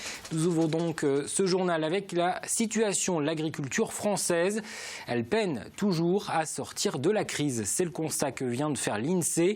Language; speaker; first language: French; native; French